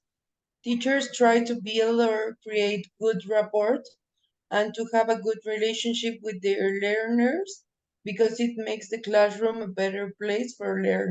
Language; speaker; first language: English; non-native, learner; Spanish